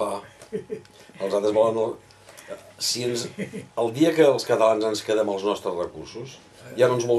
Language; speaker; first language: Catalan; native; Catalan